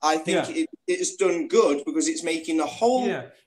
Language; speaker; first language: English; native; English